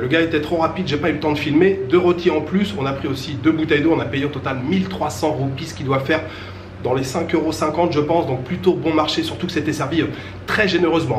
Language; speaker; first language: French; native; French